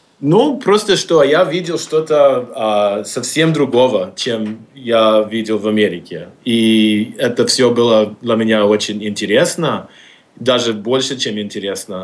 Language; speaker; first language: Russian; non-native, fluent; English